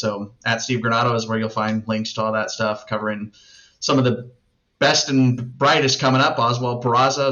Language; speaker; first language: English; native; English